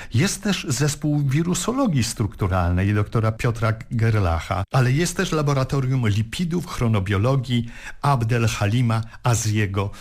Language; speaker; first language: Polish; native; Polish